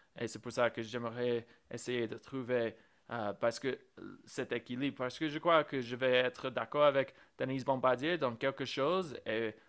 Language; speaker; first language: French; non-native, fluent; English